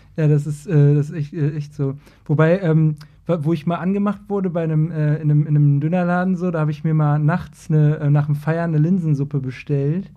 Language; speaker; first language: German; native; German